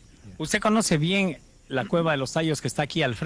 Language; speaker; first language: Spanish; native; Spanish